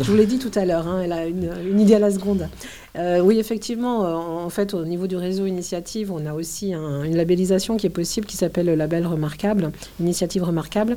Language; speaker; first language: French; native; French